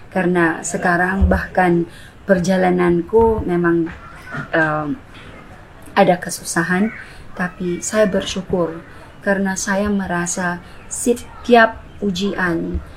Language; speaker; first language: Indonesian; non-native, fluent; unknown